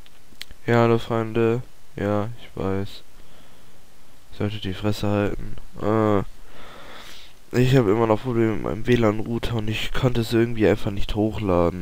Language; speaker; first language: German; native; German